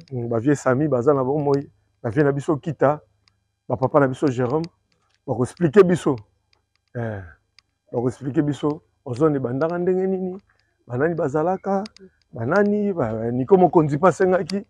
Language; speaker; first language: Lingala; native; Lingala